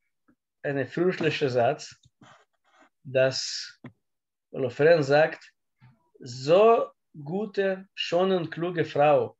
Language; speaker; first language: German; non-native, learner; Russian